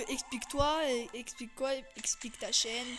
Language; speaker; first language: French; native; French